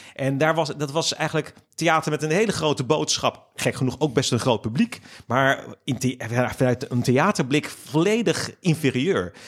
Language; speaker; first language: Dutch; native; Dutch